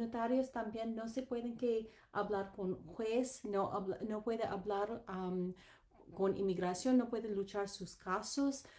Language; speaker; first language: Spanish; non-native, learner; English